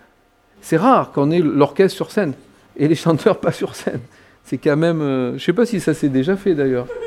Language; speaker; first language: French; native; French